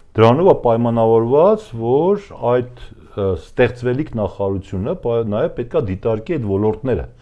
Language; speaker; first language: Armenian; native; Armenian